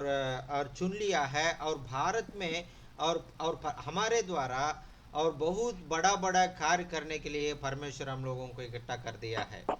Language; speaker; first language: Hindi; non-native, local second language; Telugu